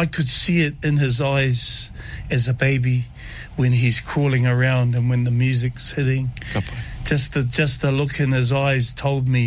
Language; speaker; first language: English; native; English